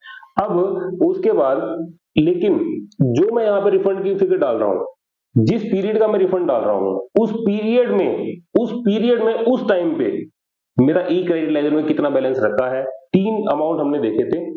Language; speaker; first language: Hindi; native; Hindi